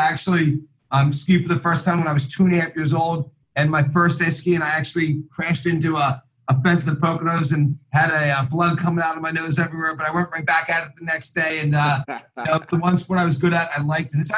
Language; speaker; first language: English; native; English